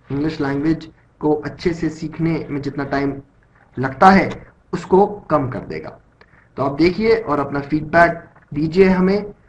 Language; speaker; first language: Hindi; native; Hindi